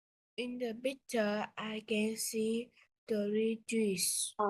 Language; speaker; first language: English; non-native, learner; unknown